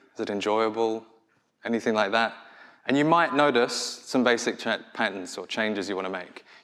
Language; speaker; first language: English; native; English